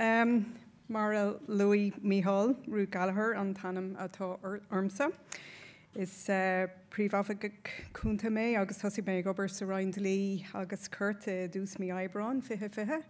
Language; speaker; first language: Irish; non-native, local second language; English